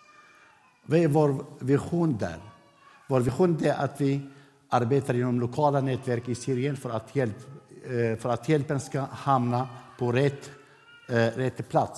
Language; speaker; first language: Swedish; non-native, fluent; Arabic